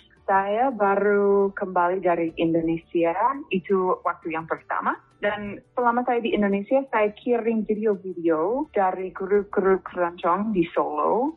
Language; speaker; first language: Indonesian; non-native, fluent; English